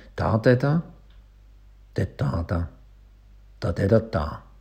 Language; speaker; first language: German; native; German